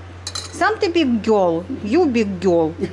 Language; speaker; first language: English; non-native, learner; Russian